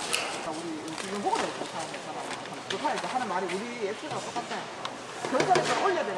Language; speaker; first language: Korean; native; Korean